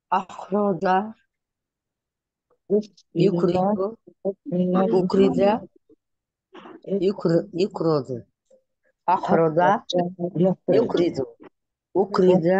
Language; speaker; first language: Arabic; non-native, learner; Bangla